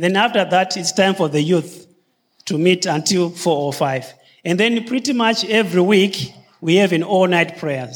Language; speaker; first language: English; non-native, local second language; Shona